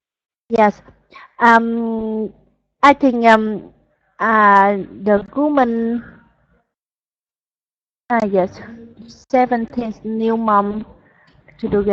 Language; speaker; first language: English; non-native, learner; Vietnamese